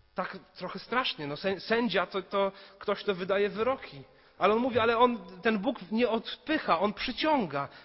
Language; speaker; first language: Polish; native; Polish